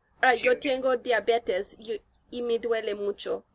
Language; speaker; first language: Spanish; non-native, learner; English